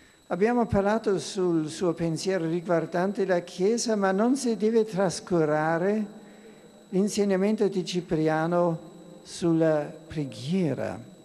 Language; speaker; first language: Italian; non-native, fluent; German